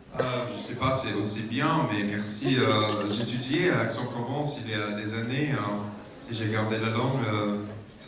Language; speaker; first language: French; non-native, learner; English